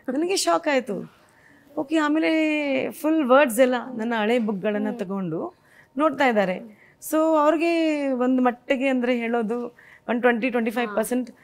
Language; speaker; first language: Kannada; non-native, local second language; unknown